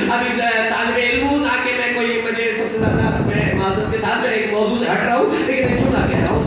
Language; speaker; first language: Urdu; native; Urdu